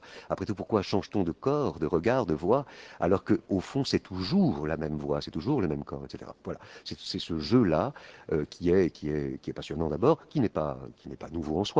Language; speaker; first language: French; native; French